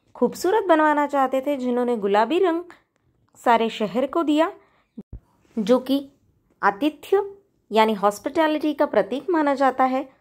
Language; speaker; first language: Hindi; non-native, local second language; Marathi